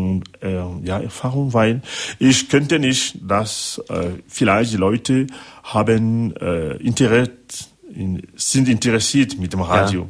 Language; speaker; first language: German; non-native, learner; French